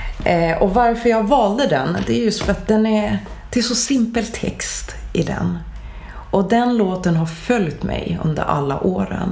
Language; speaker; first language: Swedish; early bilingual, other home language; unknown